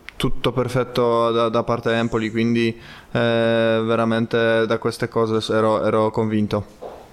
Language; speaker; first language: Italian; non-native, fluent; Polish